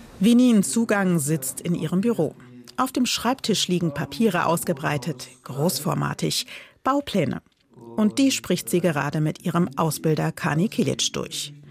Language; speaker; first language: German; native; German